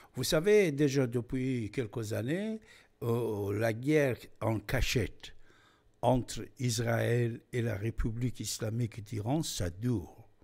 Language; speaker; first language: French; non-native, fluent; Persian